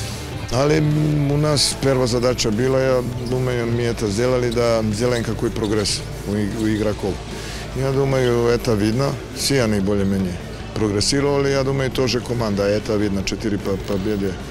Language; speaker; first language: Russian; non-native, learner; Serbian